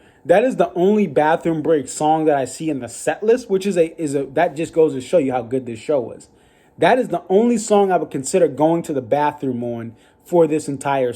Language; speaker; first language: English; native; English